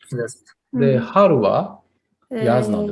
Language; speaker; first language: Japanese; non-native, fluent; Tatar